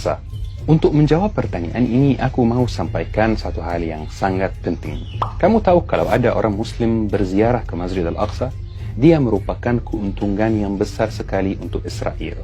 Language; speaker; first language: Indonesian; non-native, fluent; Arabic